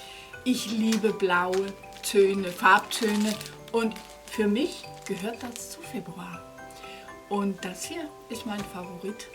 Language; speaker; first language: German; non-native, fluent; Danish